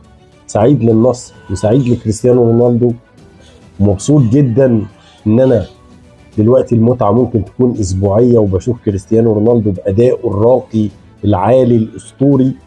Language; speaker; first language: Arabic; native; Arabic